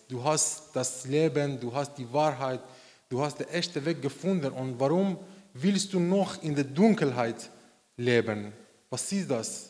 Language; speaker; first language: German; non-native, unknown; Persian